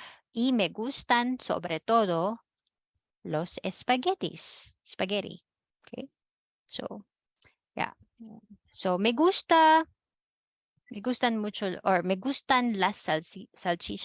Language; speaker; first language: Spanish; non-native, fluent; Filipino